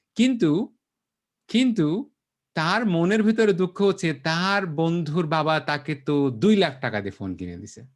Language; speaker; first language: Bangla; native; Bangla